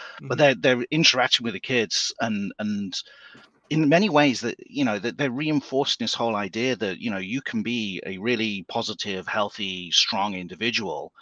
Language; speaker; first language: English; native; English